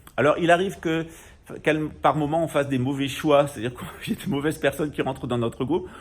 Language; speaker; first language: French; native; French